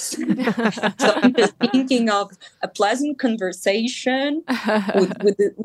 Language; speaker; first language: English; non-native, fluent; Ukrainian